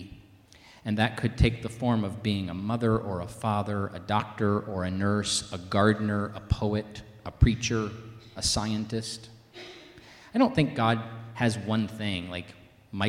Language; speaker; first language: English; native; English